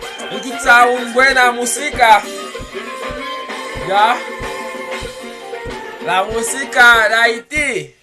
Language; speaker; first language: Spanish; non-native, learner; Haitian Creole